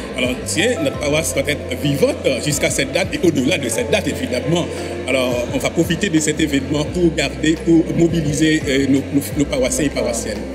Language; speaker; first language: French; non-native, local second language; Haitian Creole